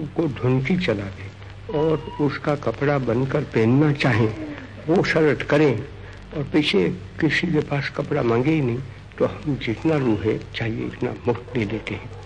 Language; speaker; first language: Hindi; non-native, local second language; Gujarati